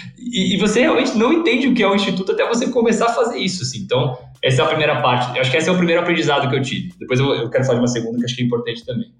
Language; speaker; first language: Portuguese; early bilingual, other home language; English